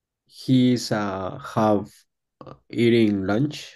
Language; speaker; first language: English; non-native, learner; Spanish